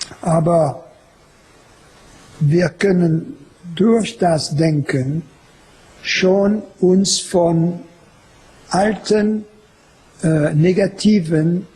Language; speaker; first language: German; non-native, fluent; French